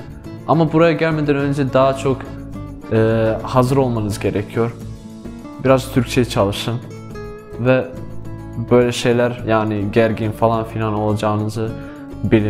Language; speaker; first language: Turkish; non-native, fluent; Bosnian